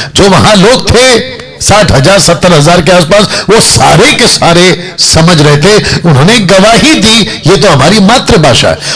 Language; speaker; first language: Hindi; non-native, local second language; Telugu